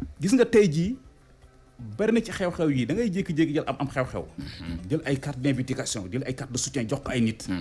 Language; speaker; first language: Wolof; non-native, local second language; Fula